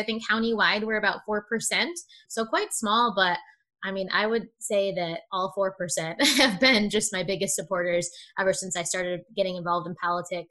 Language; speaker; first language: English; native; English